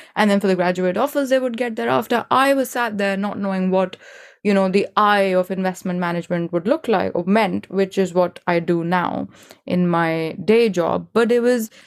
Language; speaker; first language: English; non-native, local second language; Hindi